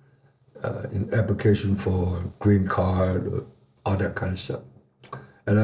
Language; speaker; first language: English; non-native, fluent; Chinese